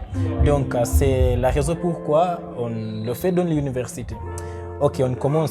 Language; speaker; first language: French; non-native, learner; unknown